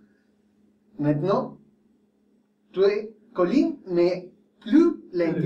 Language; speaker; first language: French; non-native, fluent; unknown